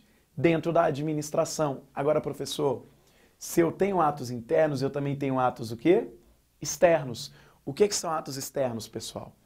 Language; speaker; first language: Portuguese; native; Portuguese